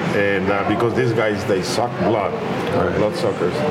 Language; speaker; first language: English; non-native, fluent; Spanish